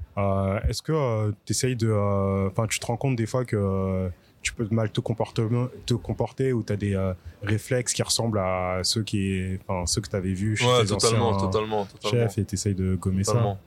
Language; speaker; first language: French; native; French